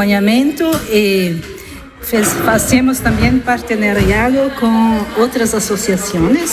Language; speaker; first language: Spanish; non-native, learner; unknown